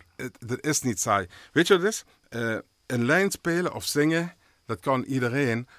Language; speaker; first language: Dutch; native; Dutch